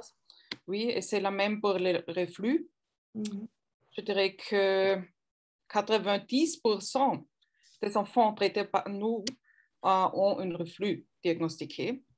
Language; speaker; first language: French; non-native, fluent; German